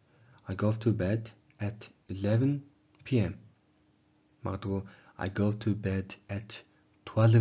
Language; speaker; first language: English; non-native, fluent; Mongolian